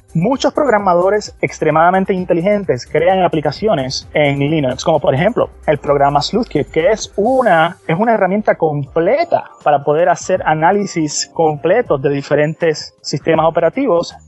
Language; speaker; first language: Spanish; native; Spanish